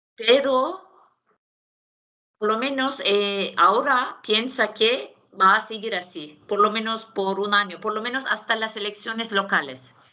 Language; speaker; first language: Spanish; non-native, fluent; Turkish